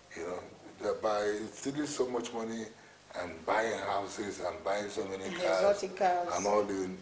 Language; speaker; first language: English; non-native, local second language; Igbo